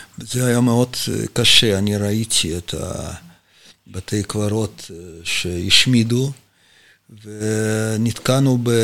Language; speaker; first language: Hebrew; non-native, fluent; Russian